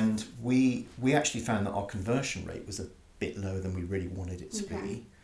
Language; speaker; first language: English; native; English